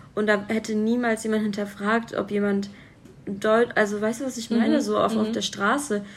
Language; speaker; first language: German; native; German